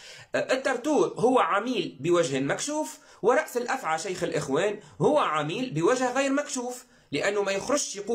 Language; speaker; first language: Arabic; native; Arabic